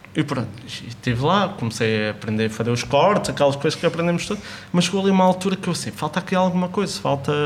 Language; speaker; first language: Portuguese; native; Portuguese